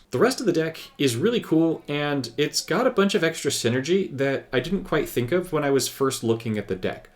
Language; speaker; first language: English; native; English